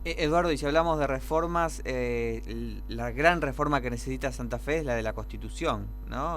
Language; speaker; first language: Spanish; native; Spanish